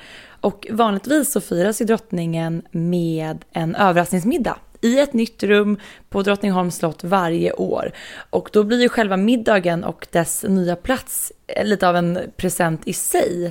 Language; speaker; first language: Swedish; native; Swedish